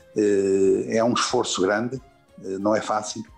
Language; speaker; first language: Portuguese; native; Portuguese